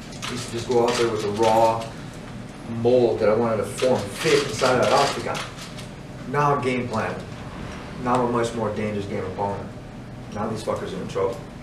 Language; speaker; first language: English; early bilingual, other home language; Spanish